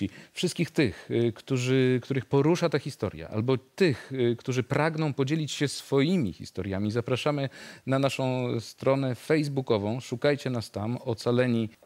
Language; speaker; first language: Polish; native; Polish